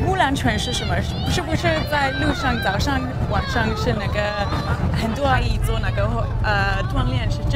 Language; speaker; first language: Chinese; non-native, learner; English